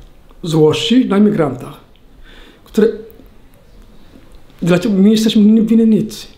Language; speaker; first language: Polish; non-native, learner; Somali